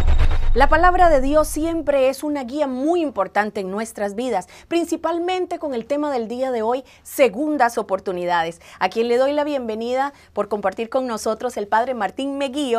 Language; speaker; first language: Spanish; native; Spanish